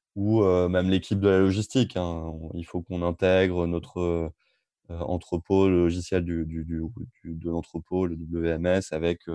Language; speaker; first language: French; native; French